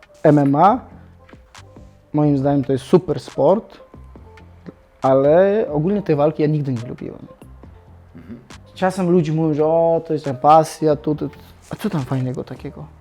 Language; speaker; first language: Polish; non-native, fluent; Chechen